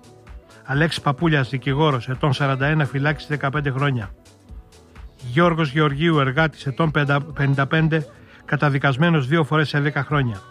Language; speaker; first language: Greek; native; Greek